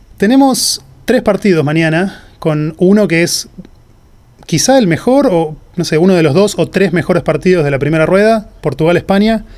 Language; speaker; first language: Spanish; native; Spanish